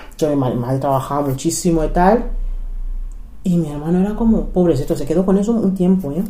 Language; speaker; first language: Spanish; non-native, fluent; English